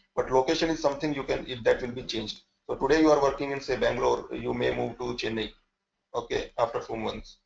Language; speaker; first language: English; non-native, local second language; Hindi